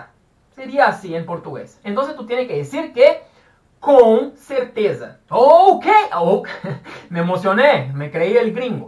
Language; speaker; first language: Spanish; non-native, fluent; Portuguese